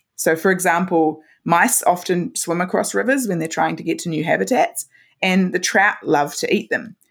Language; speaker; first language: English; native; English